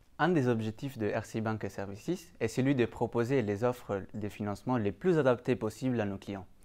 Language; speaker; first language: French; native; French